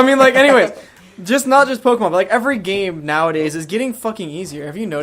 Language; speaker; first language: English; native; English